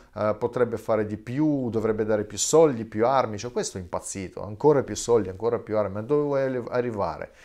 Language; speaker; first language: Italian; native; Italian